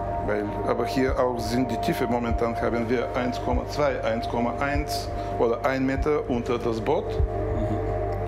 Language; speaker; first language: German; non-native, learner; Bulgarian